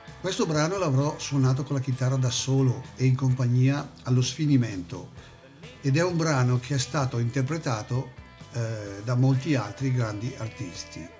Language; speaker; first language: Italian; native; Italian